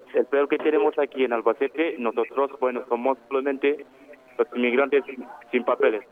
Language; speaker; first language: Spanish; non-native, learner; Wolof